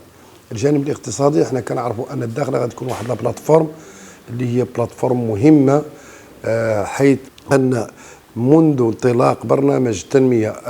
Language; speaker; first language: Arabic; native; Arabic